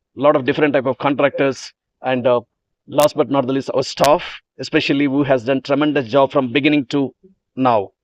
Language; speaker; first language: English; non-native, local second language; Telugu